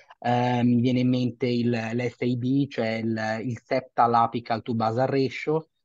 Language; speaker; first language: Italian; native; Italian